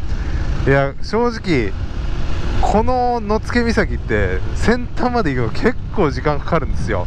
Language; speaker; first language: Japanese; native; Japanese